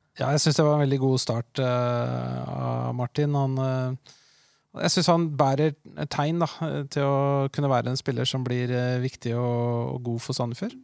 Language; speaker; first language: Norwegian; native; Norwegian